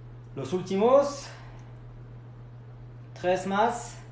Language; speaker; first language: Spanish; non-native, fluent; French